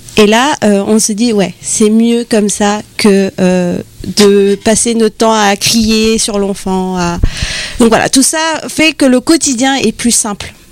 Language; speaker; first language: French; native; French